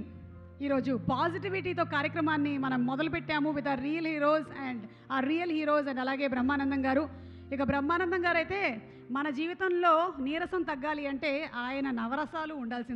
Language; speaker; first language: Telugu; native; Telugu